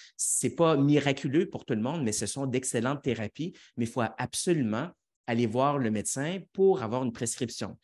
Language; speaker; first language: French; native; French